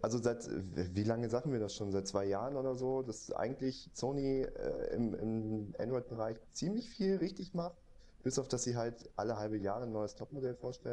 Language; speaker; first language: German; native; German